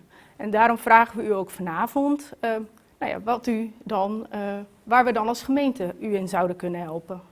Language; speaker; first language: Dutch; native; Dutch